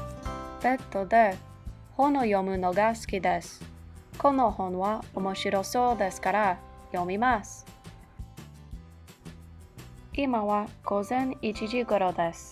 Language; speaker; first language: Japanese; non-native, learner; English